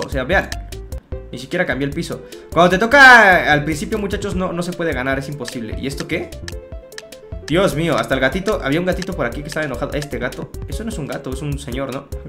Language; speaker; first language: Spanish; native; Spanish